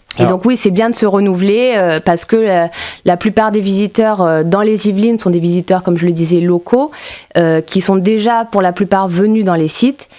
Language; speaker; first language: French; native; French